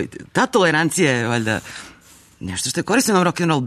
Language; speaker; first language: Serbian; native; Serbian